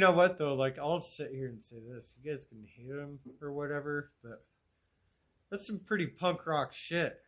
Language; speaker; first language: English; native; English